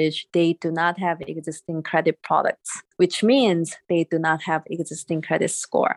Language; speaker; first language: English; non-native, fluent; Korean